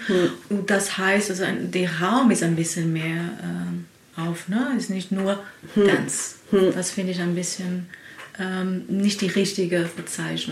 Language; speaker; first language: German; non-native, learner; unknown